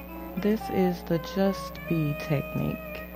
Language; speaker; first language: English; native; English